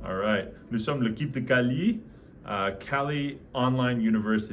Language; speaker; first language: French; non-native, learner; English